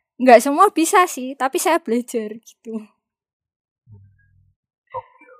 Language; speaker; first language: Indonesian; native; Indonesian